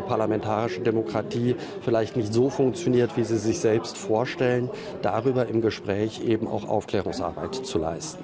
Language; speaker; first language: German; native; German